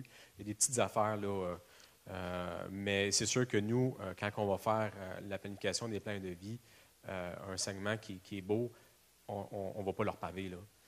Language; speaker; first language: French; native; French